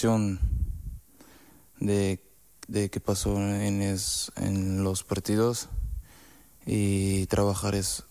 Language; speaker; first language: Spanish; non-native, learner; Portuguese